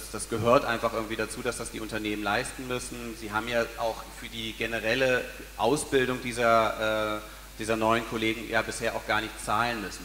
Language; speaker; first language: German; native; German